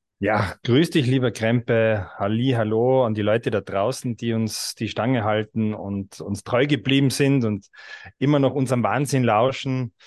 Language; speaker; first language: German; native; German